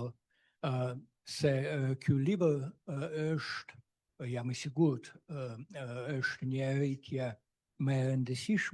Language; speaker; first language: Albanian; non-native, fluent; Russian